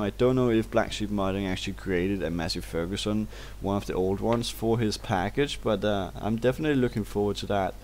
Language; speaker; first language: English; non-native, fluent; Danish